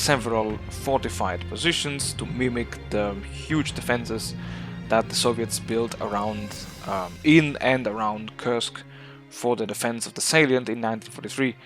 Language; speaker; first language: English; non-native, fluent; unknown